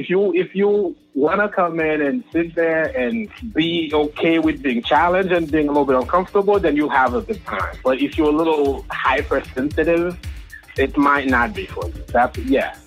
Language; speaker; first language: English; non-native, fluent; Haitian Creole